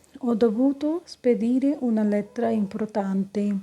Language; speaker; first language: Italian; non-native, fluent; Punjabi